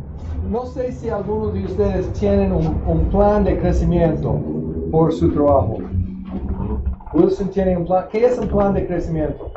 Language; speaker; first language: Spanish; non-native, fluent; English